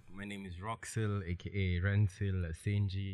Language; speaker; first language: English; non-native, local second language; Swahili